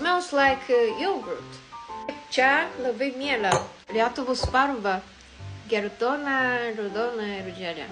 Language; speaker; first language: Lithuanian; non-native, learner; Japanese